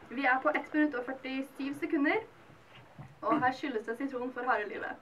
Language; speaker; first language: Norwegian; native; Norwegian